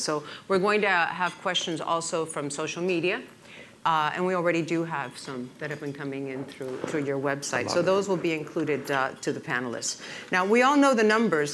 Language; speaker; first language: English; early bilingual, other home language; Spanish